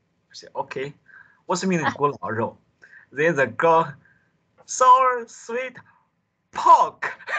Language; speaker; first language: English; non-native, local second language; Chinese